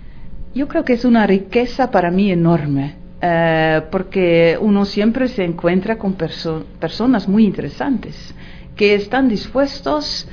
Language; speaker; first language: Spanish; non-native, fluent; Dutch